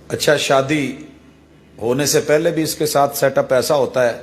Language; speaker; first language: Urdu; non-native, local second language; Punjabi